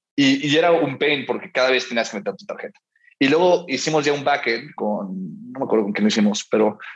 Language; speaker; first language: Spanish; early bilingual, heritage; Spanish